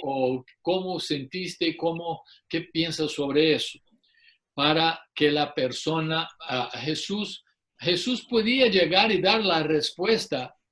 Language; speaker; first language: Spanish; non-native, fluent; English